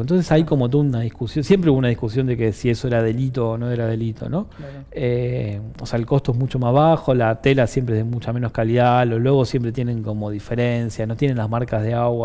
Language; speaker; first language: Spanish; native; Spanish